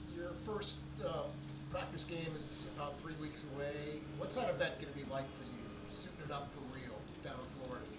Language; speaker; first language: English; native; English